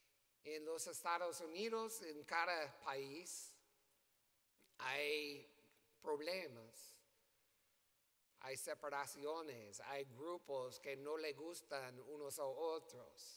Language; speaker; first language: Spanish; non-native, learner; English